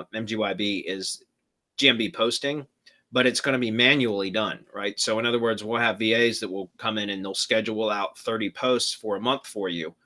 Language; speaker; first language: English; native; English